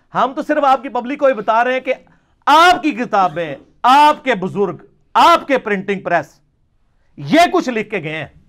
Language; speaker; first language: Urdu; non-native, local second language; Punjabi